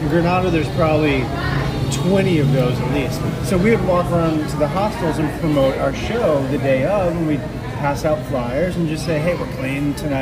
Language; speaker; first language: English; native; English